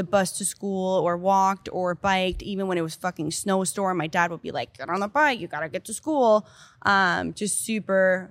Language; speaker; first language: English; non-native, fluent; Danish